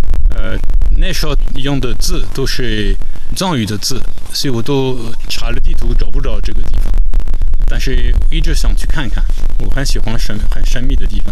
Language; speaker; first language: Chinese; non-native, fluent; French